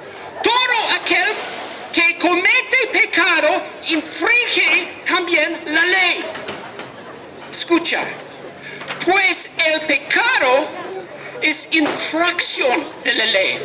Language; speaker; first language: Spanish; non-native, learner; English